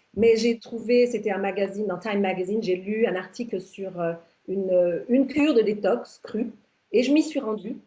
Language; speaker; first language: French; early bilingual, other home language; English